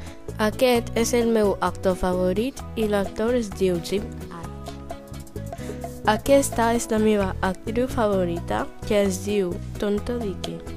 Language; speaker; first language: Catalan; non-native, learner; Bini